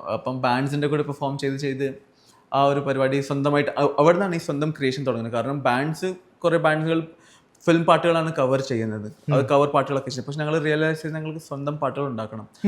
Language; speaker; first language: Malayalam; early bilingual, heritage; Malayalam